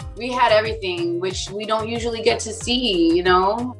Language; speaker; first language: English; early bilingual, other home language; Spanish